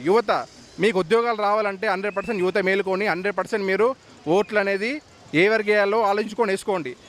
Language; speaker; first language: Telugu; native; Telugu